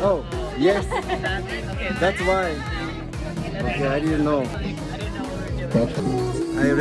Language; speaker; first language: English; non-native, learner; Japanese